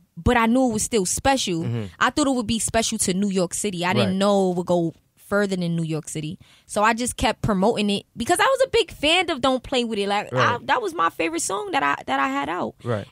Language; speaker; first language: English; native; English